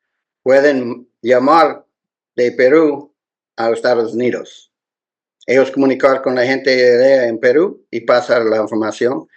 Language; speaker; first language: Spanish; non-native, learner; English